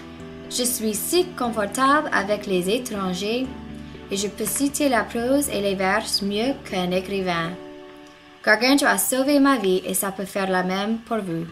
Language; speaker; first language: French; non-native, learner; English